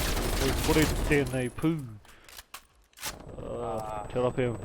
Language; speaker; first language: Māori; non-native, local second language; English